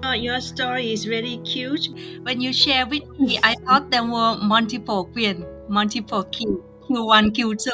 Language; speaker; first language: English; non-native, fluent; Vietnamese